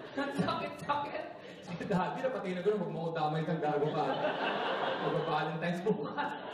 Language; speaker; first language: Filipino; native; Filipino